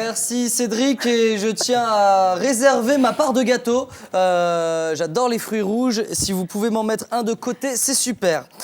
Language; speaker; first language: French; native; French